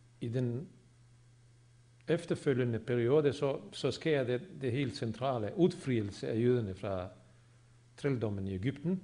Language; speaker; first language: Swedish; non-native, fluent; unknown